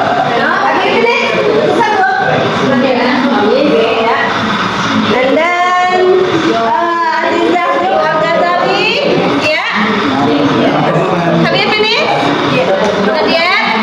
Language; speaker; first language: English; non-native, fluent; Indonesian